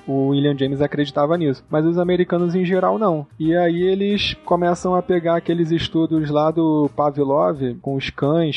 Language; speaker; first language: Portuguese; native; Portuguese